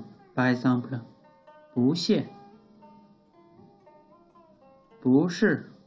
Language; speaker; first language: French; non-native, learner; Chinese